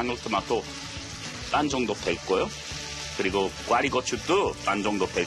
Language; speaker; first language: Korean; non-native, learner; English